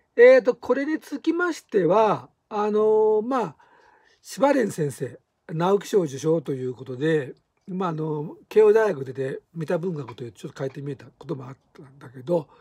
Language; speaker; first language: Japanese; native; Japanese